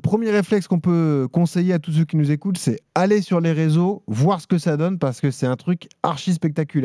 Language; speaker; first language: French; native; French